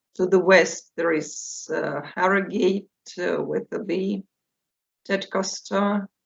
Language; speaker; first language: English; non-native, fluent; Russian